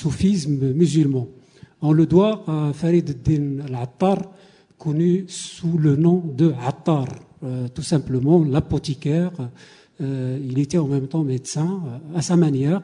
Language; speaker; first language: French; native; French